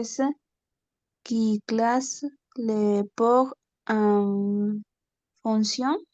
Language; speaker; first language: French; non-native, learner; Spanish